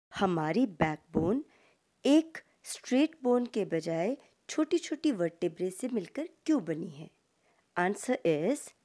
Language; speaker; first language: Hindi; native; Hindi